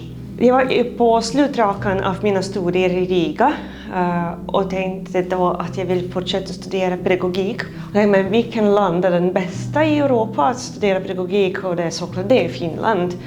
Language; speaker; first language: Swedish; non-native, fluent; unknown